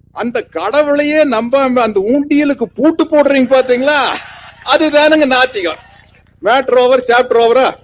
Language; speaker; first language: Tamil; native; Tamil